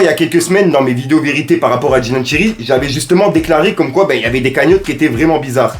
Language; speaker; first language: French; native; French